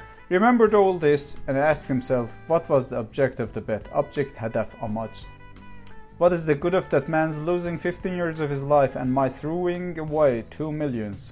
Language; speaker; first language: English; non-native, fluent; Azerbaijani